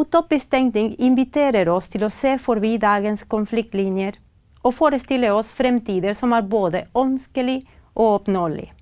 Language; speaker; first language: Norwegian; non-native, fluent; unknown